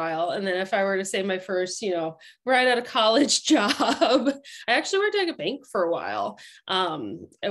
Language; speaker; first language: English; native; English